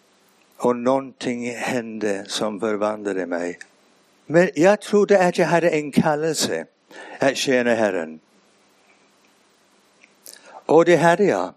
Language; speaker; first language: Swedish; non-native, fluent; English